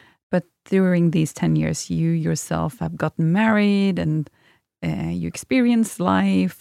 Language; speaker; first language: English; non-native, fluent; Norwegian